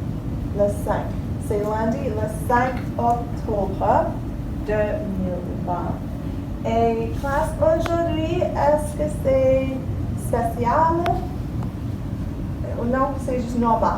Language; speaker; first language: French; non-native, fluent; English